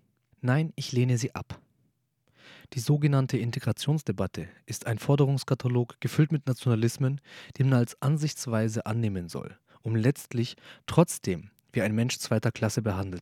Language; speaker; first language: German; early bilingual, other home language; Turkish